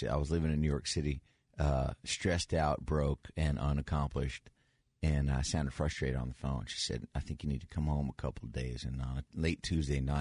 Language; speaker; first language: English; native; English